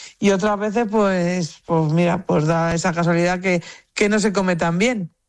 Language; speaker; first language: Spanish; native; Spanish